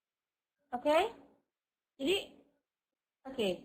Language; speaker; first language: English; non-native, fluent; Indonesian